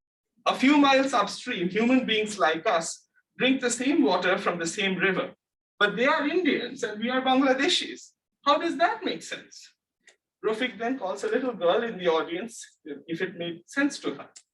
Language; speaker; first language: English; non-native, local second language; Bangla